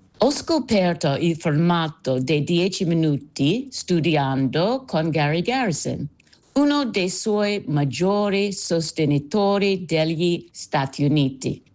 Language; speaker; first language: Italian; non-native, fluent; English